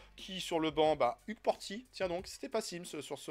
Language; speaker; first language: French; native; French